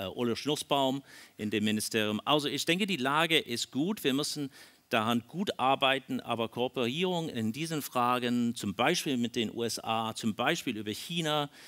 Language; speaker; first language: German; non-native, learner; English